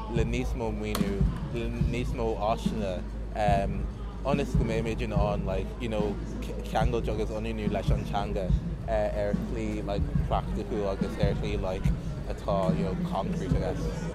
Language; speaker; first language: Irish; non-native, local second language; English